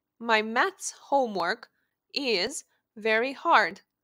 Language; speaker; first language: English; non-native, fluent; Romanian